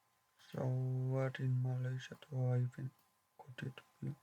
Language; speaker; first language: English; non-native, fluent; Polish